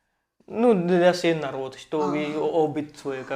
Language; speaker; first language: Russian; non-native, learner; Hindi